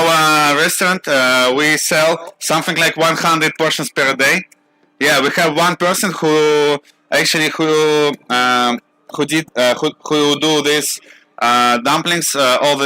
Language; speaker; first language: English; non-native, learner; Russian